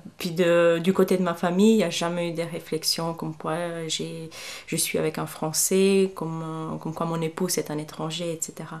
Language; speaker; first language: French; non-native, fluent; Macedonian